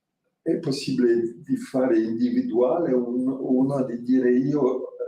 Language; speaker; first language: Italian; non-native, fluent; French